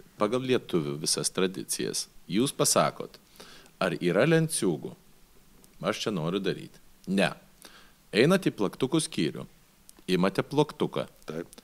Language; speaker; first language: Lithuanian; early bilingual, heritage; Lithuanian